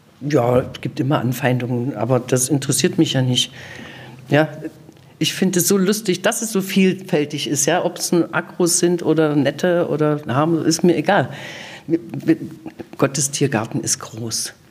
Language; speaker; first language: German; native; German